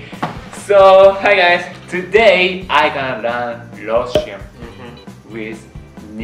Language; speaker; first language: English; non-native, learner; Japanese